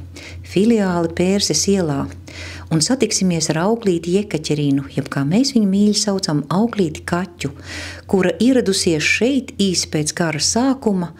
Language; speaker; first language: Latvian; native; Latvian